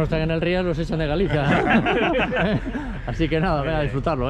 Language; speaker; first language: Spanish; native; Spanish